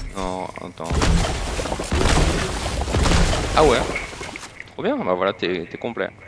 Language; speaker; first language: French; native; French